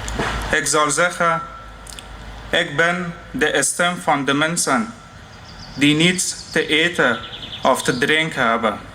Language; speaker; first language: Dutch; non-native, fluent; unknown